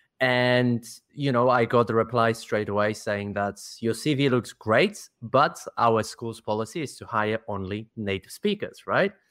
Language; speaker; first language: English; non-native, fluent; Polish